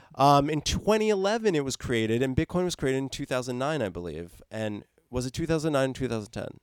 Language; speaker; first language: English; native; English